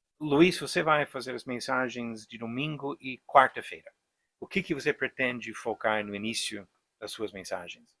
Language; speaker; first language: Portuguese; non-native, fluent; English